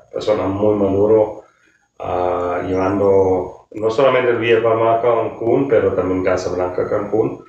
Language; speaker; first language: Spanish; non-native, fluent; German